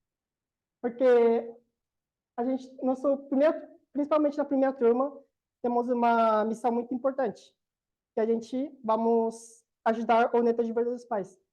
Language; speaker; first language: Portuguese; non-native, learner; Korean